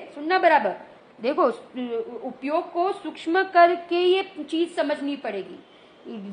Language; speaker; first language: Hindi; non-native, local second language; Gujarati